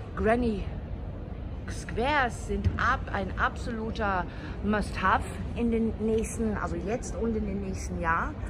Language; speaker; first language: German; non-native, fluent; English